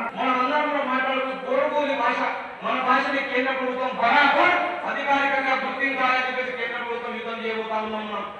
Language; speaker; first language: Telugu; non-native, local second language; Lambadi